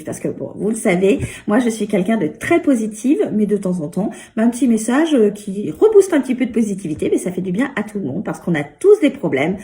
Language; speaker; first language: French; native; French